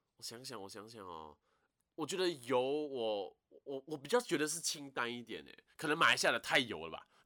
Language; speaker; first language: Chinese; native; Chinese